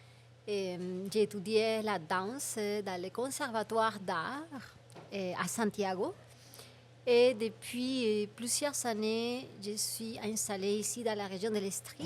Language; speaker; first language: French; non-native, fluent; Spanish